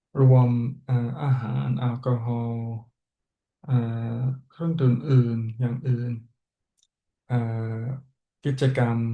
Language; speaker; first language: Thai; non-native, learner; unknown